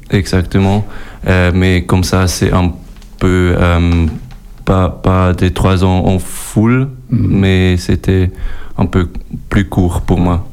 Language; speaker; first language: French; non-native, learner; German